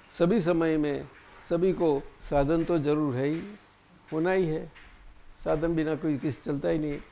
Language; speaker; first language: Hindi; non-native, local second language; Gujarati